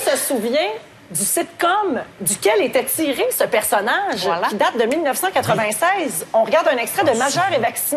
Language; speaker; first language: French; native; French